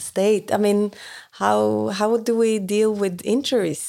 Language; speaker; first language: English; non-native, fluent; Norwegian